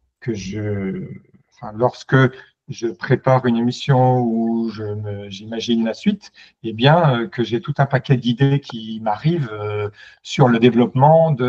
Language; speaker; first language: French; native; French